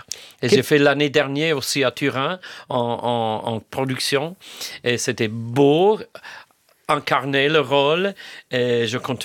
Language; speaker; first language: French; non-native, fluent; English